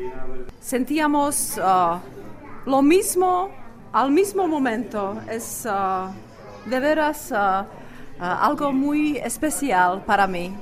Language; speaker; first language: Spanish; non-native, fluent; Czech